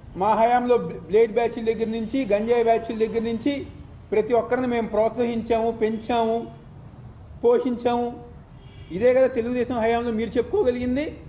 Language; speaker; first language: Telugu; native; Telugu